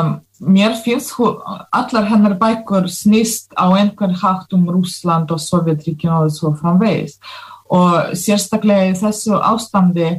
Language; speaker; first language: Icelandic; non-native, fluent; Russian